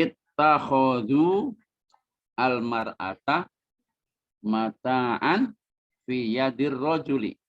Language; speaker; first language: Arabic; non-native, fluent; Indonesian